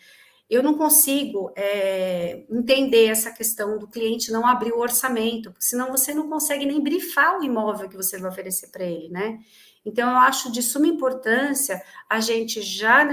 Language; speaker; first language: Portuguese; native; Portuguese